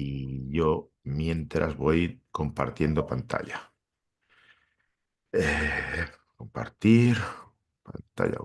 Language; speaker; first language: Spanish; native; Spanish